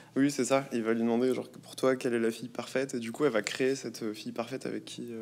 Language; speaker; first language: French; native; French